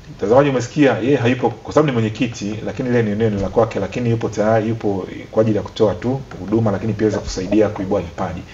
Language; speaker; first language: Swahili; native; Swahili